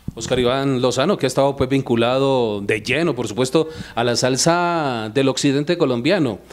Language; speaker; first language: Spanish; native; Spanish